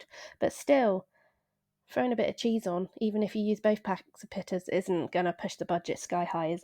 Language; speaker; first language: English; native; English